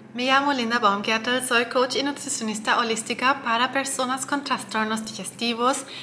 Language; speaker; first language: Spanish; non-native, fluent; German